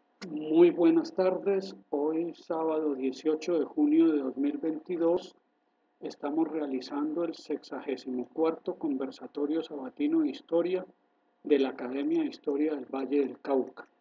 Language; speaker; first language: Spanish; native; Spanish